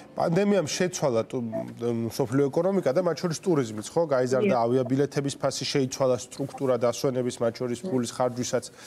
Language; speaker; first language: Georgian; native; Georgian